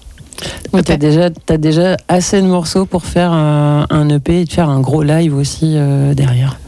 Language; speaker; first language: French; native; French